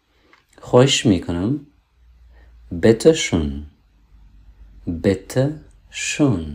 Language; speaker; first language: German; non-native, fluent; Persian